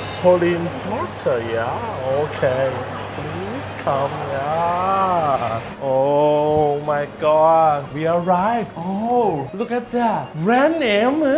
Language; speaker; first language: English; non-native, learner; Thai